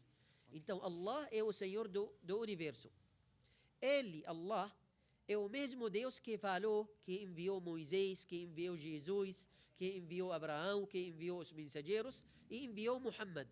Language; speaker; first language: Portuguese; non-native, fluent; Arabic